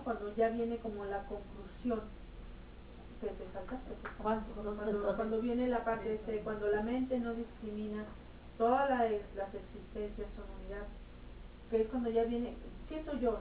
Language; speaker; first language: Spanish; native; Spanish